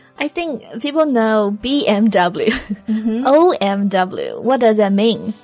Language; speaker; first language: English; non-native, fluent; Chinese